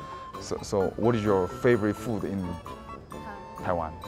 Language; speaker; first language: English; non-native, learner; Korean